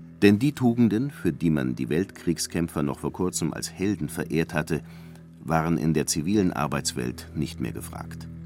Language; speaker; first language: German; native; German